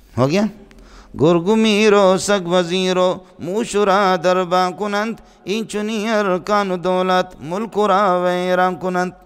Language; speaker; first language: Urdu; non-native, local second language; Brahui